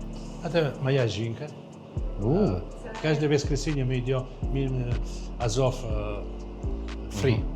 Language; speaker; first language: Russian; non-native, learner; Italian